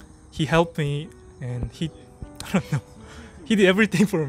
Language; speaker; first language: English; early bilingual, other home language; Korean